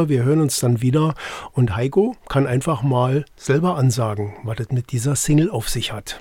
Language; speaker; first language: German; native; German